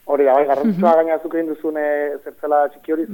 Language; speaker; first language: Basque; native; Basque